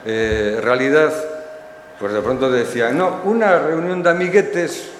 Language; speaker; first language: Spanish; native; Spanish